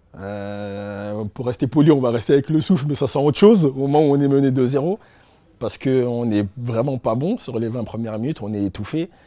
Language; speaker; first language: French; native; French